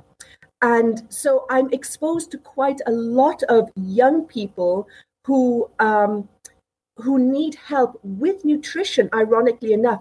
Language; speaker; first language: English; native; English